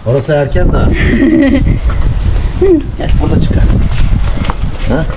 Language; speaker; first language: Turkish; native; Turkish